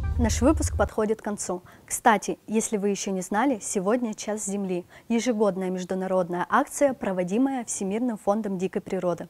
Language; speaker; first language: Russian; native; Russian